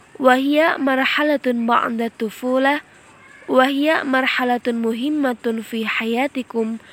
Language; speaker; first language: Arabic; non-native, learner; Indonesian